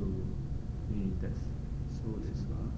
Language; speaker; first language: Japanese; non-native, learner; English